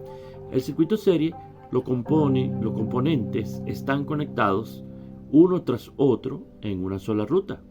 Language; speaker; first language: Spanish; native; Spanish